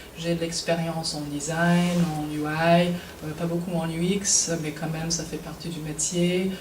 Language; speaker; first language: French; non-native, fluent; English